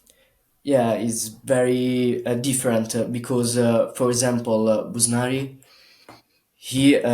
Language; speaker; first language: English; non-native, learner; Italian